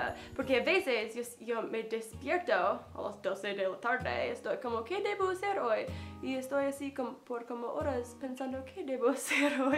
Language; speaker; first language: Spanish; non-native, fluent; English